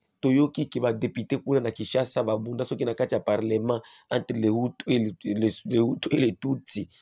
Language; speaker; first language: Lingala; non-native, local second language; Swahili